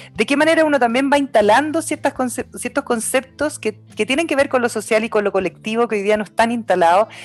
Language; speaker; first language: Spanish; native; Spanish